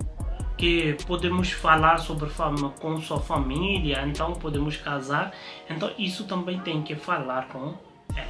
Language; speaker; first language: Portuguese; non-native, learner; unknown